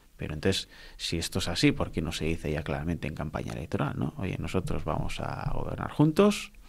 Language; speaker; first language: Spanish; non-native, local second language; Basque